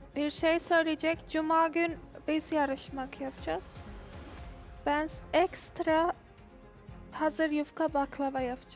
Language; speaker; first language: Turkish; non-native, learner; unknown